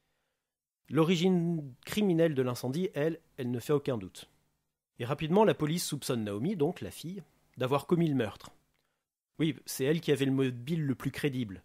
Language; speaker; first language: French; native; French